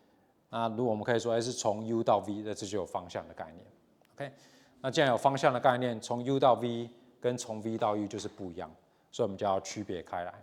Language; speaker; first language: Chinese; native; Chinese